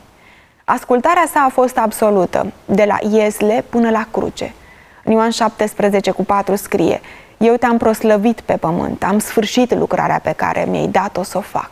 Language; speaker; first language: Romanian; native; Romanian